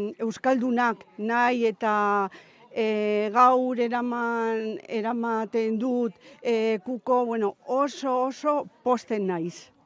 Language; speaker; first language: Basque; non-native, local second language; Spanish